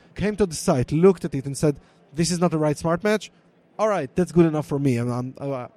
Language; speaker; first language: English; non-native, fluent; Hebrew